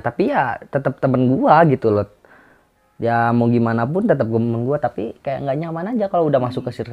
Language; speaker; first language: Indonesian; non-native, local second language; Sundanese